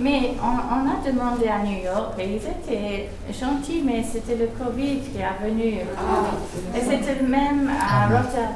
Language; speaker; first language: French; early bilingual, heritage; English